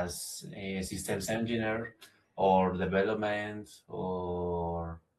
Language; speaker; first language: English; non-native, learner; Spanish